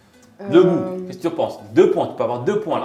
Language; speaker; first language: French; native; French